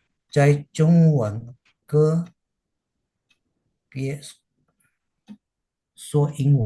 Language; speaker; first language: Chinese; non-native, learner; Indonesian